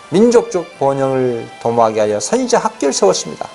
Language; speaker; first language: Korean; native; Korean